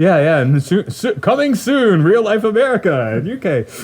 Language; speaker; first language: English; native; English